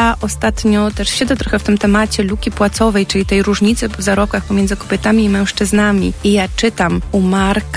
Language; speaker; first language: Polish; native; Polish